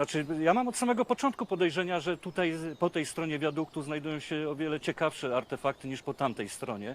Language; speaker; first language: Polish; native; Polish